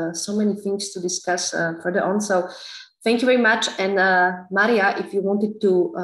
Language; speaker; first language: English; non-native, fluent; Slovak